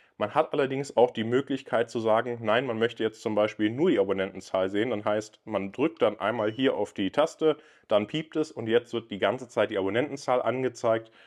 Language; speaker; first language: German; native; German